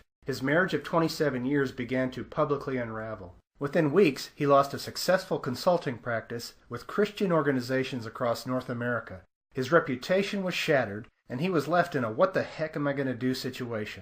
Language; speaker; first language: English; native; English